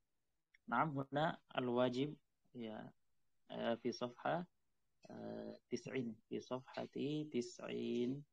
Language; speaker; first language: Arabic; non-native, fluent; Indonesian